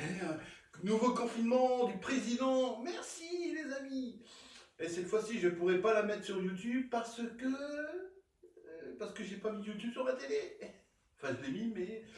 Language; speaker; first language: French; native; French